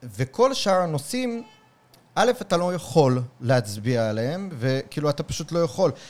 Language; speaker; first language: Hebrew; native; Hebrew